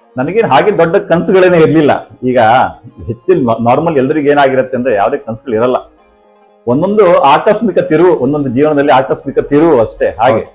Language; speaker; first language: Kannada; native; Kannada